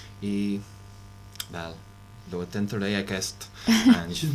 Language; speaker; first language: Catalan; non-native, learner; English